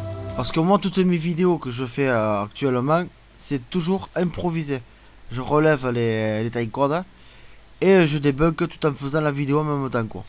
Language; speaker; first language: French; native; French